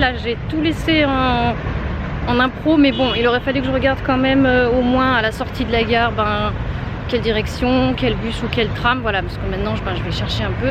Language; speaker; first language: French; native; French